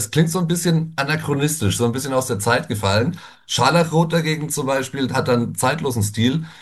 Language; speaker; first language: German; native; German